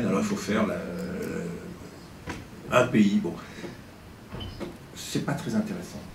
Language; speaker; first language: French; native; French